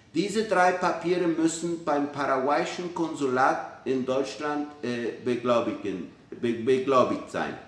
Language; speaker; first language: German; early bilingual, heritage; Spanish